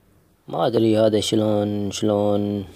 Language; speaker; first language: Arabic; non-native, learner; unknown